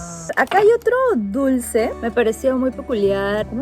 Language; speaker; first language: Spanish; native; Spanish